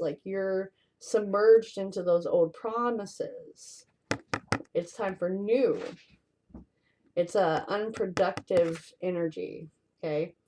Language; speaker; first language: English; native; English